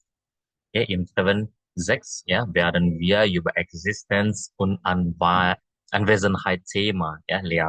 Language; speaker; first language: German; non-native, fluent; Indonesian